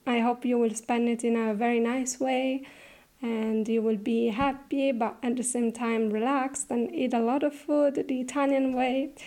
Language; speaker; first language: English; non-native, fluent; Italian